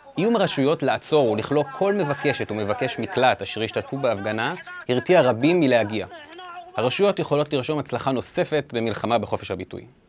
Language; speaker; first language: Hebrew; native; Hebrew